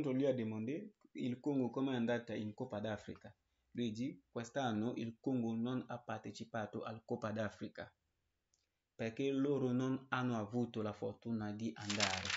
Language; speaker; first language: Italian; non-native, learner; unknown